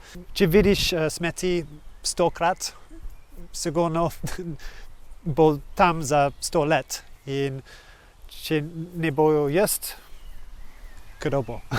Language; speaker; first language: Slovenian; non-native, learner; English